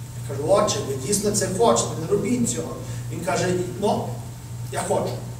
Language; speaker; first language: Ukrainian; early bilingual, heritage; Ukrainian